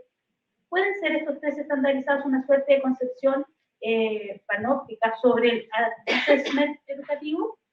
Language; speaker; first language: Spanish; native; Spanish